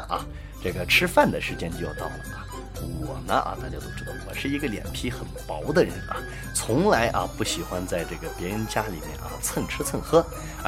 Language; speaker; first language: Chinese; native; Chinese